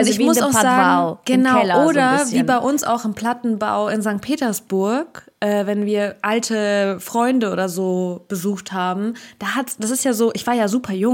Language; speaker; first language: German; early bilingual, other home language; Russian